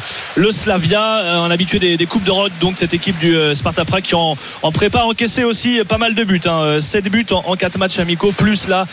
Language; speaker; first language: French; native; French